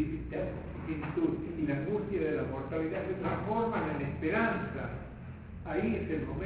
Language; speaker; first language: Spanish; native; Spanish